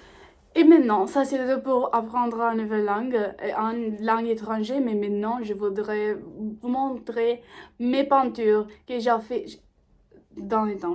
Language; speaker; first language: French; non-native, learner; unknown